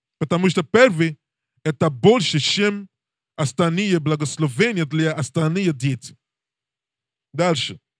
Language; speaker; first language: Russian; non-native, learner; English